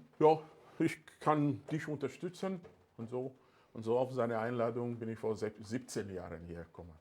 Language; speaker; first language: German; non-native, fluent; Ewe